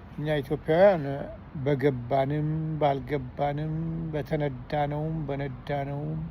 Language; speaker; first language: Amharic; non-native, fluent; Armenian